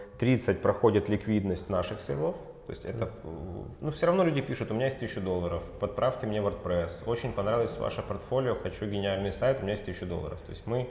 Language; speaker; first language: Russian; native; Russian